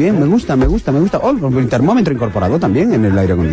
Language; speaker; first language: Spanish; native; Spanish